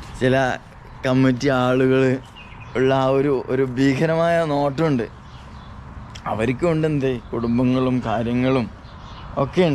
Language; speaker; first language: Malayalam; native; Malayalam